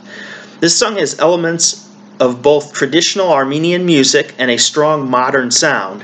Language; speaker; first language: English; native; English